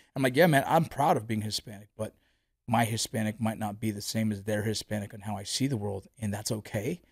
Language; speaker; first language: English; early bilingual, other home language; Spanish